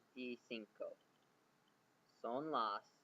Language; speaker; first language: Spanish; non-native, learner; English